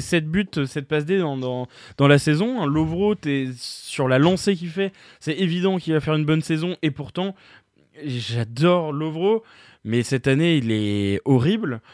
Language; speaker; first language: French; native; French